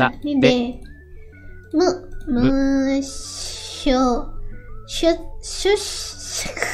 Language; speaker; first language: Japanese; non-native, learner; Indonesian